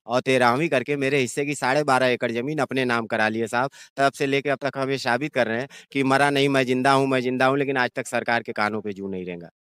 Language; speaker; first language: Hindi; native; Hindi